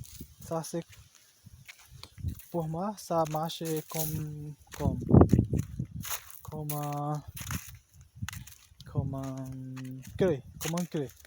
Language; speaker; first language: French; non-native, learner; Portuguese